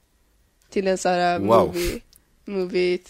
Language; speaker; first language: Swedish; native; Swedish